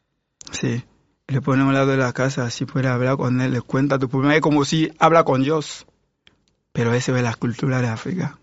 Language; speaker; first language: Spanish; non-native, learner; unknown